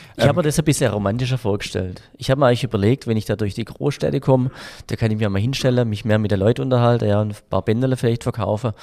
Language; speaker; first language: German; native; German